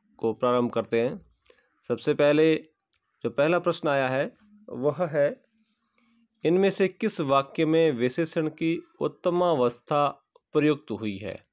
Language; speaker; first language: Hindi; native; Hindi